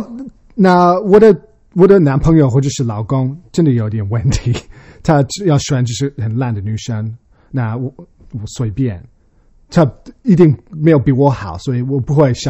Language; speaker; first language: Chinese; early bilingual, heritage; Chinese